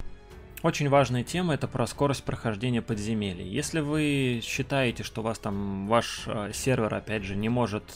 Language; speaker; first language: Russian; native; Russian